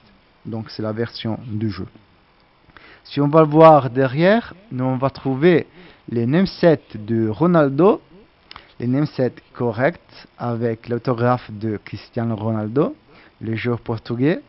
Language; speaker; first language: French; non-native, learner; Italian